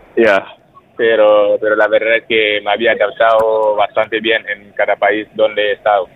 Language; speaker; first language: Spanish; non-native, fluent; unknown